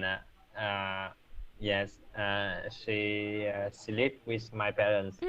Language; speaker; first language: English; non-native, learner; Vietnamese